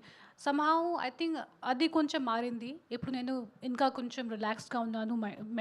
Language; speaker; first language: Telugu; non-native, fluent; Hindi